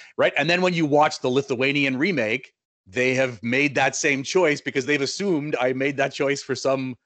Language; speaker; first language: English; native; English